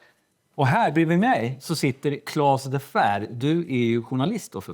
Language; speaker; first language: Swedish; native; Swedish